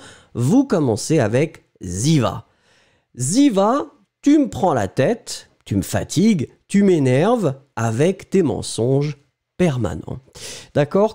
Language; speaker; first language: French; native; French